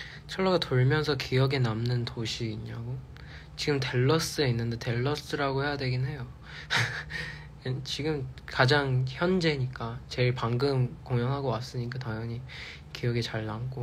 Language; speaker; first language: Korean; non-native, fluent; Chinese